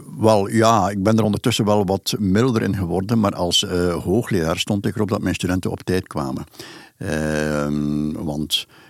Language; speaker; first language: Dutch; native; Dutch